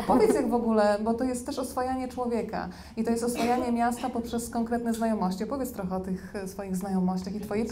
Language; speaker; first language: Polish; native; Polish